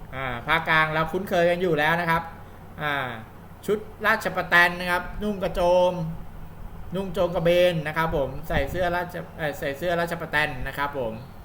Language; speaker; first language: Thai; native; Thai